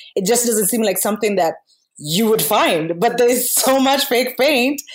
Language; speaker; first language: English; non-native, local second language; Kikuyu